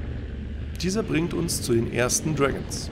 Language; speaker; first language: German; native; German